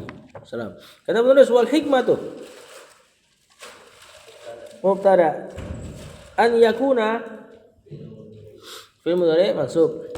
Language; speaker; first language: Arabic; non-native, fluent; Indonesian